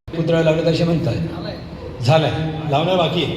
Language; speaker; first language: Marathi; native; Marathi